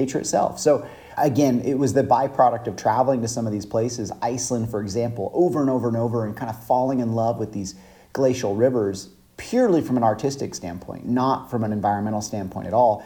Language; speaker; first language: English; native; English